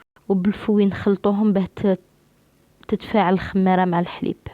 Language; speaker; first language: Arabic; native; Arabic